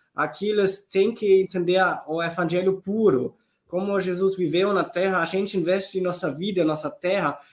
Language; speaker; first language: Portuguese; non-native, fluent; German